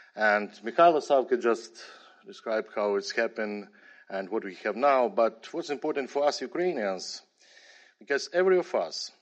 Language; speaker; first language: English; non-native, fluent; Ukrainian